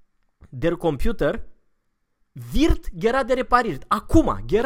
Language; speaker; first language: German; non-native, fluent; Romanian